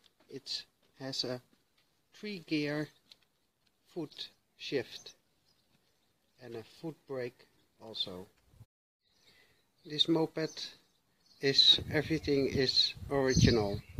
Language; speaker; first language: English; non-native, learner; Dutch